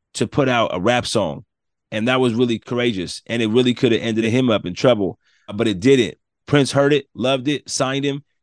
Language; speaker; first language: English; native; English